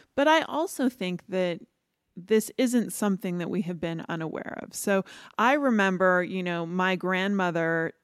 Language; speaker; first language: English; early bilingual, other home language; Filipino